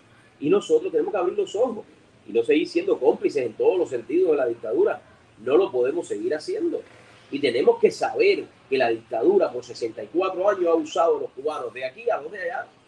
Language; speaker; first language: Spanish; native; Spanish